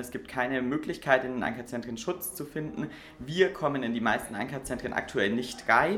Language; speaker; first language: German; native; German